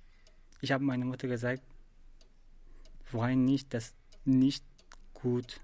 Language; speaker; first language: German; non-native, learner; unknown